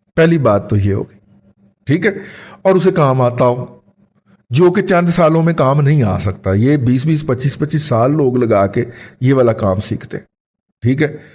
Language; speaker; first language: Urdu; non-native, local second language; Punjabi